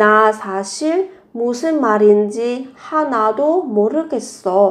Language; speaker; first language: Korean; non-native, fluent; Vietnamese